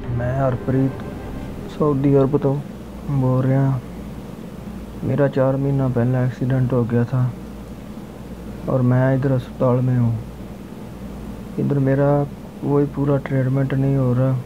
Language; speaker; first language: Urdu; non-native, local second language; Punjabi